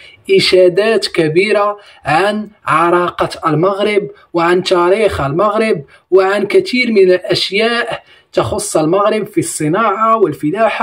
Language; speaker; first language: Arabic; native; Arabic